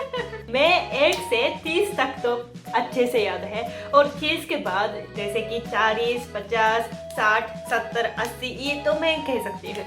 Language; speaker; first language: Hindi; non-native, fluent; Japanese